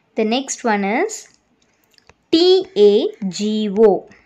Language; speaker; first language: English; non-native, local second language; Tamil